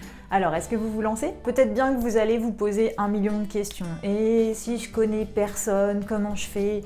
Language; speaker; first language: French; native; French